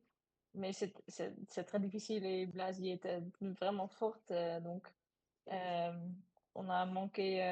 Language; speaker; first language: French; non-native, learner; Dutch